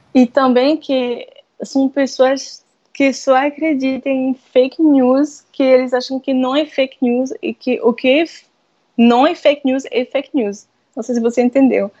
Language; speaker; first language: Portuguese; non-native, fluent; French